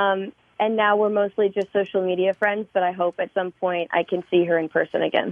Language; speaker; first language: English; native; English